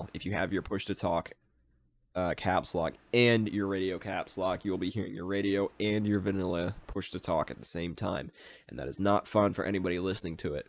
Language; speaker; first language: English; native; English